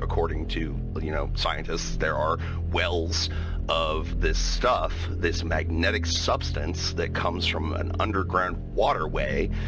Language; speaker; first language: English; native; English